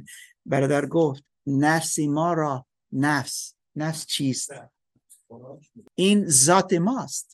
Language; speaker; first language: Persian; non-native, fluent; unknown